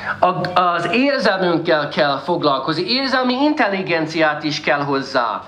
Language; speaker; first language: Hungarian; non-native, fluent; English